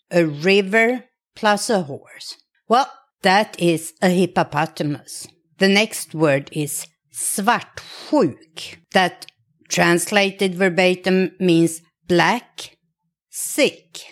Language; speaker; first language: English; non-native, fluent; Swedish